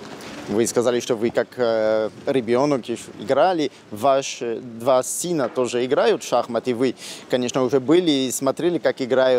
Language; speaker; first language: Russian; non-native, fluent; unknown